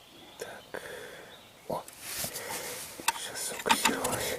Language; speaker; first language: Russian; native; Russian